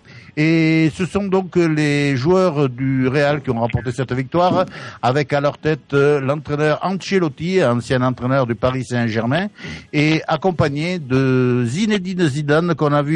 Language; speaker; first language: French; native; French